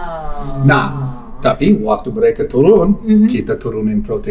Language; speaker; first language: Indonesian; non-native, fluent; English